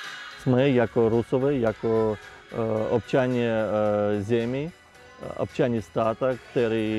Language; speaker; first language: Ukrainian; non-native, learner; Russian